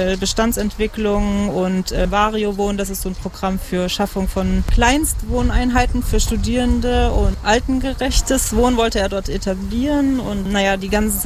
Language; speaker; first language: German; native; German